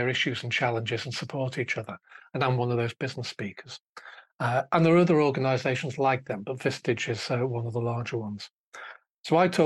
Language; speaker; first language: English; native; English